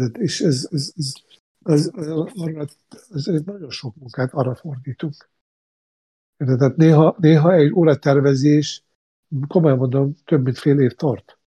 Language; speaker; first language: Hungarian; non-native, fluent; Arabic